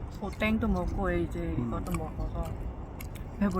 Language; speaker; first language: Korean; non-native, learner; Vietnamese